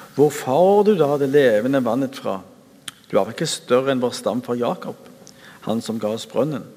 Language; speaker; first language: Norwegian; native; Norwegian